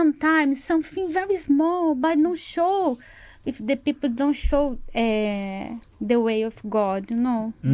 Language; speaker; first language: English; non-native, learner; Portuguese